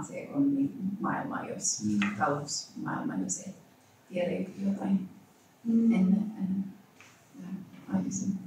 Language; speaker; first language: Finnish; non-native, learner; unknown